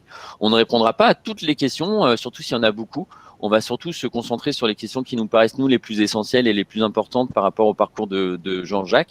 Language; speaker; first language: French; native; French